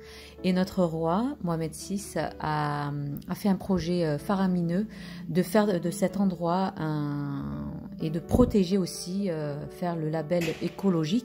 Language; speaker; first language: French; non-native, local second language; Arabic